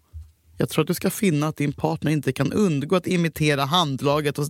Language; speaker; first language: Swedish; native; Swedish